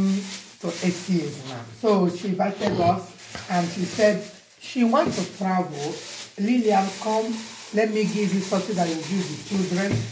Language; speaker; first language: English; non-native, local second language; Igbo